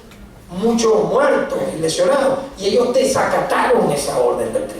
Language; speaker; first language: Spanish; native; Spanish